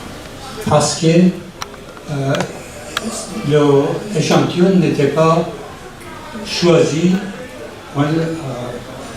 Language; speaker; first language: French; non-native, learner; Persian